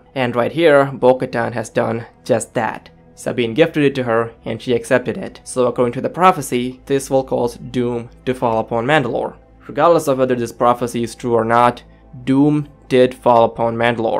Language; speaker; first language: English; native; English